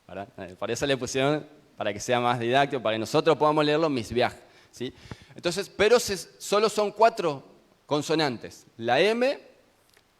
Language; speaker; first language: Spanish; native; Spanish